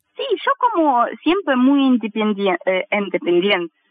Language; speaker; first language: Spanish; non-native, learner; Russian